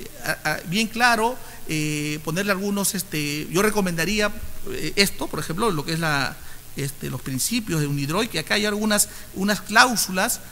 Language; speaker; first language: Spanish; native; Spanish